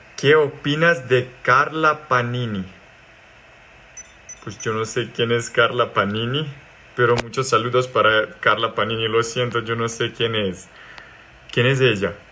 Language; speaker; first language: Spanish; non-native, learner; Serbian